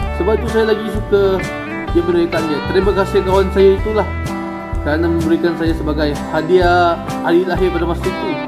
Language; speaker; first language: Malay; non-native, local second language; Chinese